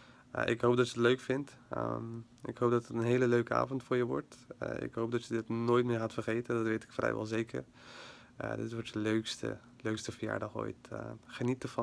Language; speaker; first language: Dutch; native; Dutch